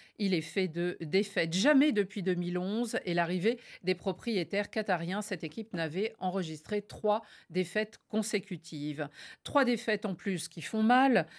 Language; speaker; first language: French; native; French